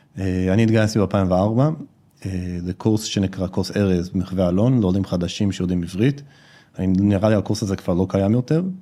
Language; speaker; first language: Hebrew; non-native, fluent; English